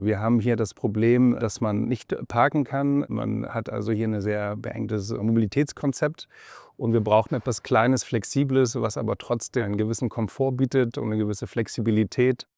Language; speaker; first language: German; native; German